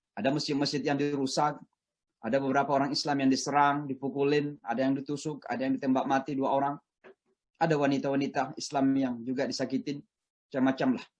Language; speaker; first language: Indonesian; non-native, local second language; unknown